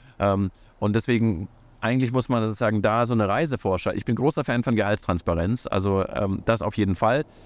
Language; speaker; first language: German; early bilingual, other home language; Russian